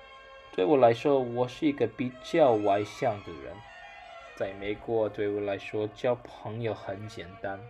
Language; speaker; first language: Chinese; non-native, learner; English